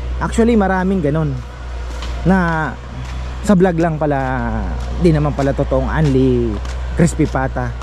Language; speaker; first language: Filipino; native; Filipino